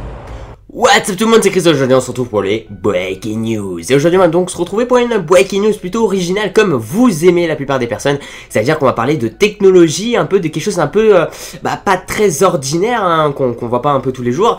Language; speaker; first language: French; native; French